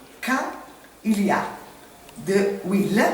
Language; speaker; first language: French; non-native, fluent; Italian